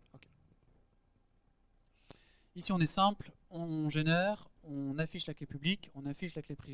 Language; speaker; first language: French; native; French